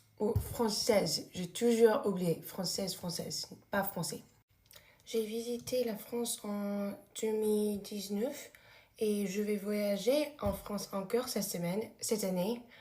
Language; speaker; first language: French; non-native, learner; English